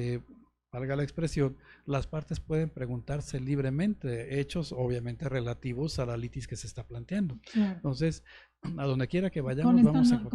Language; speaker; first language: Spanish; native; Spanish